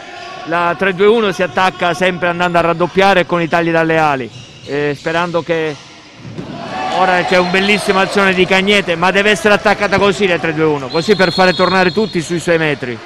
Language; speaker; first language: Italian; native; Italian